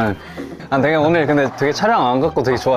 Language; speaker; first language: Korean; native; Korean